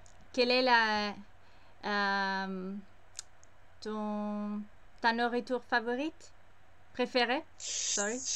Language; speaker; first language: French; non-native, learner; English